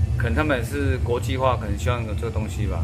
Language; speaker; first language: Chinese; native; Chinese